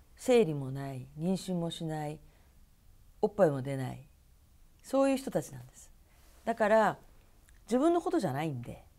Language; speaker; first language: Japanese; native; Japanese